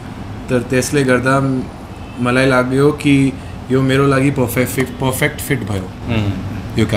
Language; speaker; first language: Nepali; early bilingual, heritage; Nepali